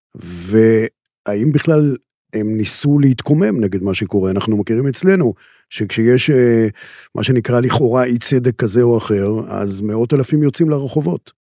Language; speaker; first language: Hebrew; native; Hebrew